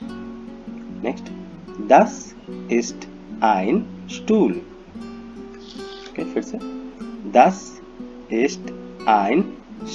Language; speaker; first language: German; non-native, fluent; Hindi